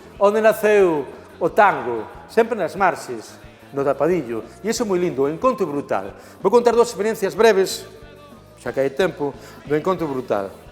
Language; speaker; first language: Galician; native; Galician